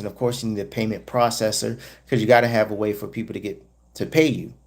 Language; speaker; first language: English; native; English